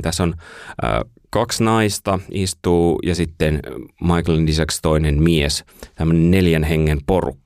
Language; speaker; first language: Finnish; native; Finnish